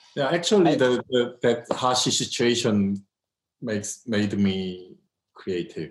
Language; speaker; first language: English; non-native, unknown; Korean